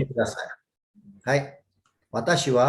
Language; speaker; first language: Japanese; non-native, fluent; Malay